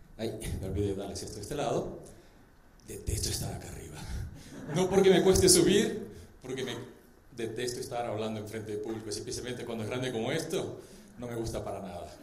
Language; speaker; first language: Spanish; early bilingual, other home language; Korean